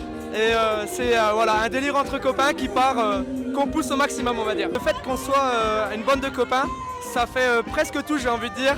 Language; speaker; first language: French; native; French